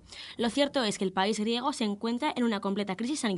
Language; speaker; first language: Spanish; native; Spanish